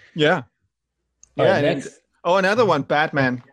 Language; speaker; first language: English; non-native, fluent; Danish